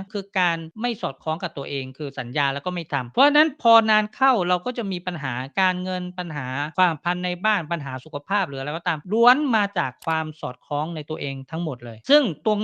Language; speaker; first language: Thai; native; Thai